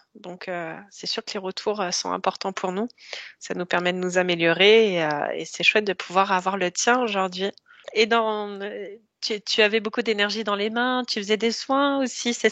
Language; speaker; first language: French; native; French